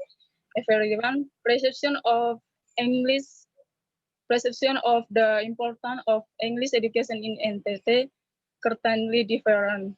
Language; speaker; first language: English; non-native, learner; Indonesian